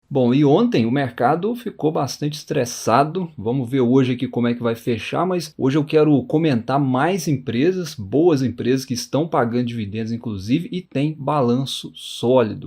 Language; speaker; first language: Portuguese; native; Portuguese